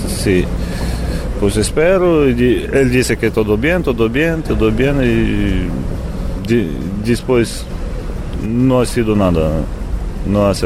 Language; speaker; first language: Spanish; non-native, learner; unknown